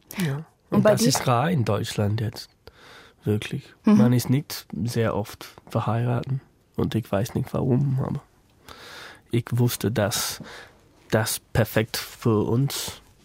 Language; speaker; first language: German; non-native, learner; English